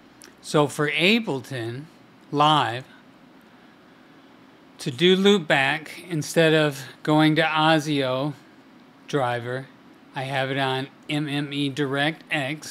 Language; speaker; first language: English; native; English